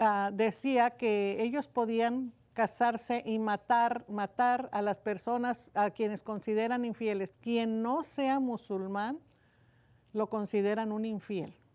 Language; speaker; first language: Spanish; native; Spanish